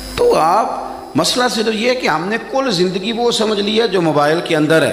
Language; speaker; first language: Urdu; non-native, local second language; Punjabi